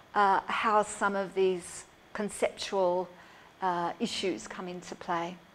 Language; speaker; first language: English; native; English